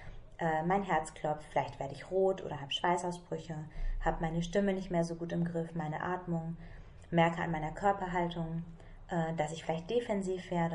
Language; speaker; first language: German; native; German